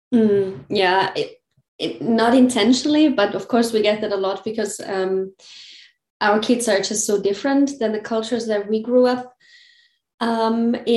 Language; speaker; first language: English; non-native, fluent; German